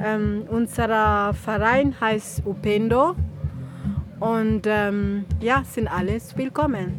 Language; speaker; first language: German; non-native, learner; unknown